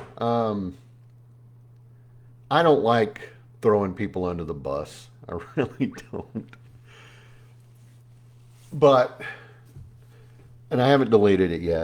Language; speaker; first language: English; native; English